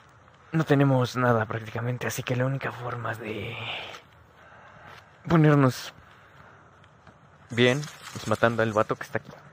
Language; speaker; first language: Spanish; native; Spanish